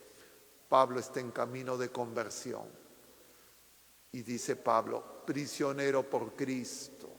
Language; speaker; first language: Spanish; native; Spanish